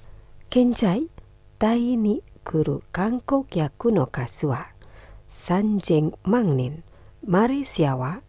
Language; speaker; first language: Japanese; non-native, fluent; Indonesian